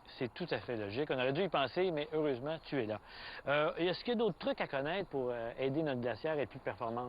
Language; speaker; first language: French; native; French